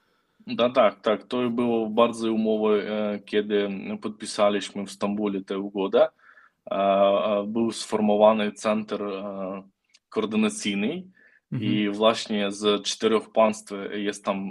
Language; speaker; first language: Polish; non-native, learner; Ukrainian